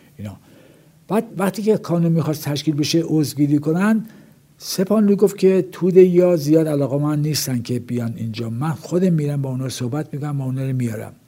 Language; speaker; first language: Persian; native; Persian